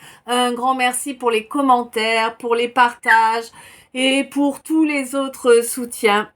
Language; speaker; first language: French; native; French